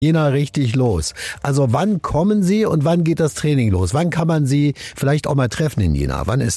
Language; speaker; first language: German; native; German